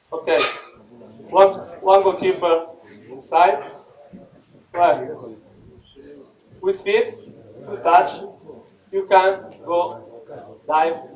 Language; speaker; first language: English; non-native, learner; Italian